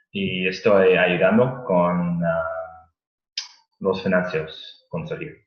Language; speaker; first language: Spanish; non-native, learner; English